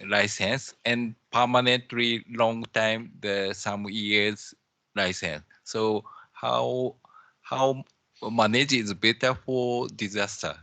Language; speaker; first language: English; non-native, learner; Japanese